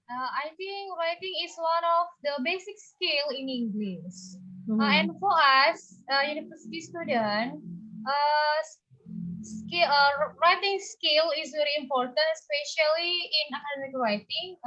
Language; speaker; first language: English; non-native, fluent; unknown